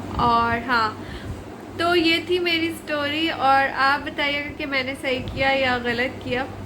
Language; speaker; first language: Urdu; native; Urdu